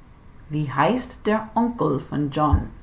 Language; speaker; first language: German; non-native, fluent; English